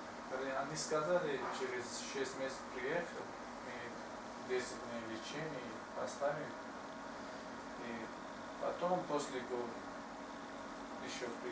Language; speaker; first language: Russian; non-native, learner; Tajik